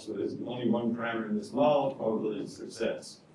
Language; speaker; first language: English; native; English